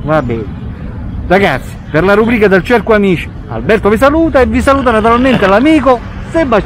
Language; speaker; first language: Italian; native; Italian